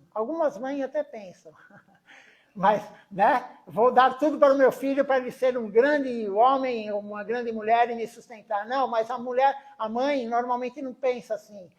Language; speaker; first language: Portuguese; native; Portuguese